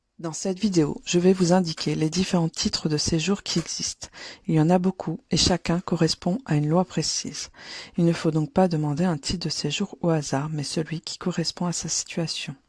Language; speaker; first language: French; native; French